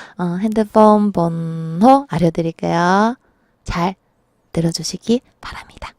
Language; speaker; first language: Korean; non-native, fluent; Chinese